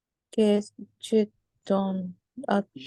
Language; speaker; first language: French; non-native, learner; Spanish